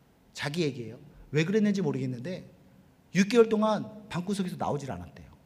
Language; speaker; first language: Korean; native; Korean